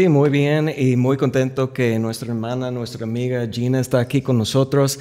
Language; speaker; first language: Spanish; non-native, fluent; English